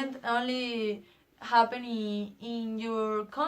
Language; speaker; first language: English; non-native, learner; Spanish